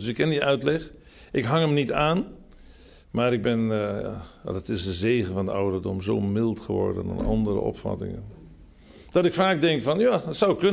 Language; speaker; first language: Dutch; native; Dutch